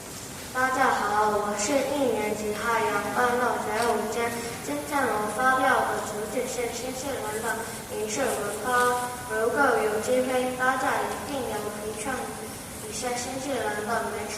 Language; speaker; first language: Chinese; non-native, learner; Korean